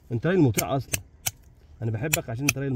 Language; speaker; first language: Arabic; native; Arabic